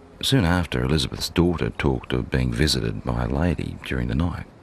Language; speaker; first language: English; native; English